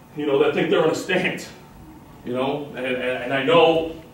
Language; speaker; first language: English; native; English